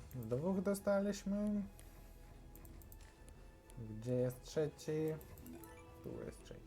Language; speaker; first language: Polish; non-native, learner; Russian